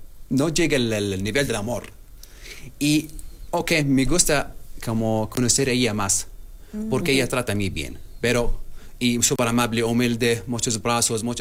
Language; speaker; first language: Spanish; non-native, learner; Arabic